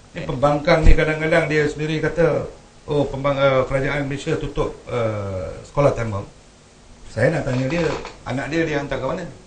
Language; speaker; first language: Malay; non-native, local second language; Tamil